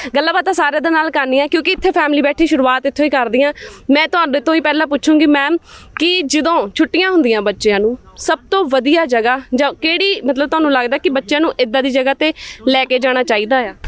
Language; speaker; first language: Punjabi; native; Punjabi